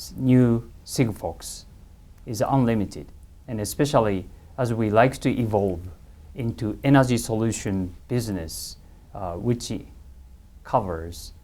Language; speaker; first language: English; non-native, fluent; Japanese